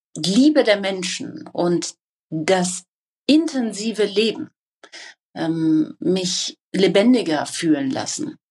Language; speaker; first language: German; native; German